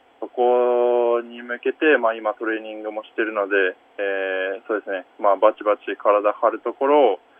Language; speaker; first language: Japanese; native; Japanese